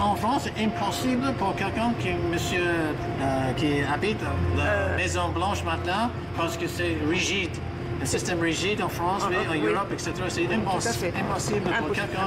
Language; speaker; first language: French; non-native, learner; English